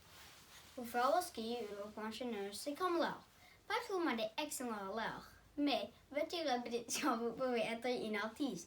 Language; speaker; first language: French; non-native, learner; English